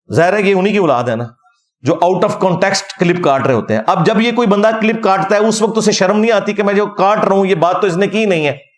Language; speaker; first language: Urdu; non-native, local second language; Punjabi